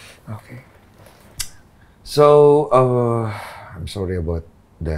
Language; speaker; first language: English; non-native, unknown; Indonesian